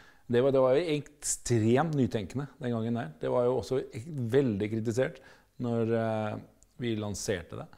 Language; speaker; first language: Norwegian; native; Norwegian